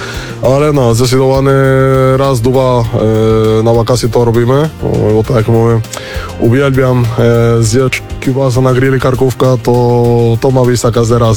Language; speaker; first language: Polish; non-native, learner; Spanish